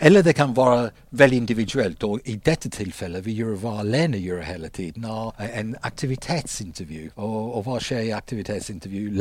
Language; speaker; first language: Norwegian; non-native, fluent; English